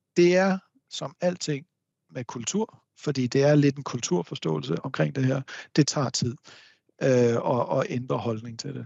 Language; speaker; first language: Danish; native; Danish